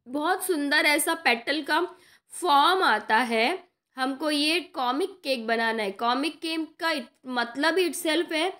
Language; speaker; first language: Hindi; non-native, local second language; Marathi